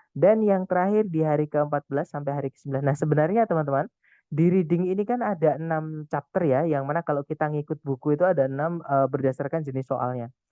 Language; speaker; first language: Indonesian; non-native, local second language; Javanese